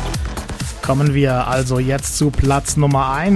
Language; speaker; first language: German; native; German